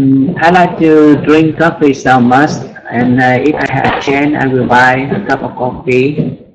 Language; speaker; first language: English; non-native, learner; Vietnamese